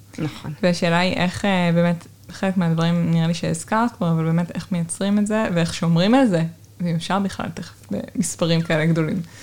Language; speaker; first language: Hebrew; native; Hebrew